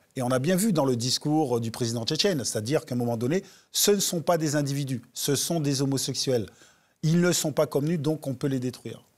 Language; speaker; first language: French; native; French